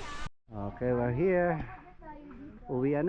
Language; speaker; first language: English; non-native, local second language; Cebuano